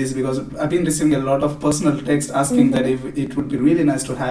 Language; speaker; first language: English; non-native, local second language; Telugu